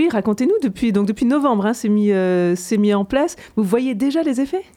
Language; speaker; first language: French; native; French